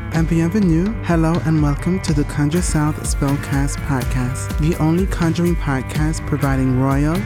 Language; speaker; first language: English; native; English